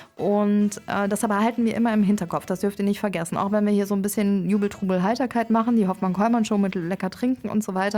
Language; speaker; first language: German; native; German